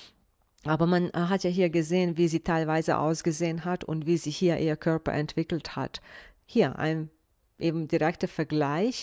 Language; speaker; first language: German; non-native, fluent; Bosnian